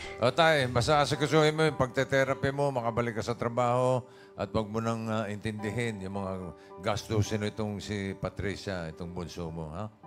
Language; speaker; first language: Filipino; native; Filipino